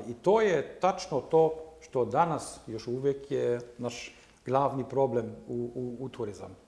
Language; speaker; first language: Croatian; non-native, learner; German